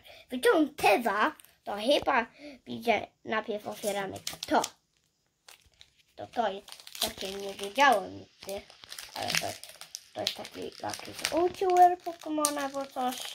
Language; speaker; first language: Polish; early bilingual, heritage; English